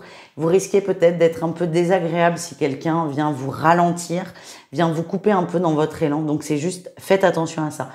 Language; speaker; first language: French; native; French